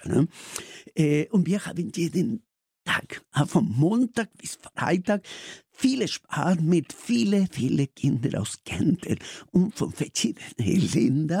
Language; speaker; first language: German; non-native, learner; Spanish